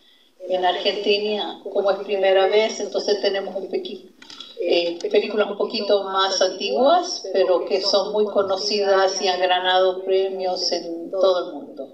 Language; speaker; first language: Spanish; non-native, fluent; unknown